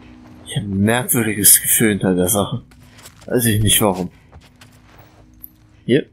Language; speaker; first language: German; native; German